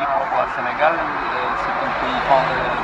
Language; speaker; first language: French; non-native, learner; Wolof